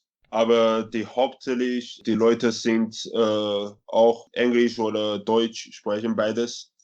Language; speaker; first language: German; non-native, learner; Chinese